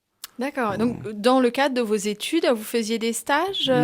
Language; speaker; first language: French; native; French